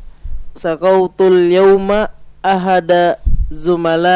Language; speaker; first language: Arabic; non-native, learner; Indonesian